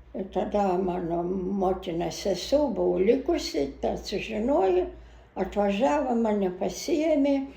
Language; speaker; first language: Lithuanian; non-native, local second language; German